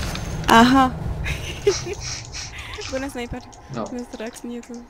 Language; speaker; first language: Russian; non-native, learner; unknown